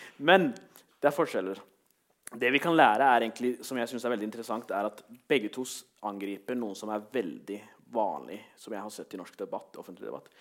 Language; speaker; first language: Norwegian; early bilingual, other home language; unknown